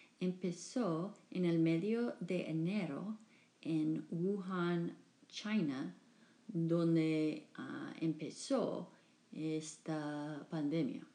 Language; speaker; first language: Spanish; non-native, fluent; English